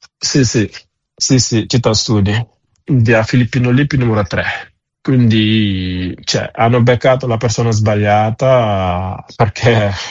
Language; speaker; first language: Italian; non-native, fluent; Wolof